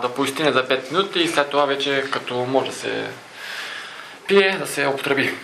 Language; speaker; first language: Bulgarian; native; Bulgarian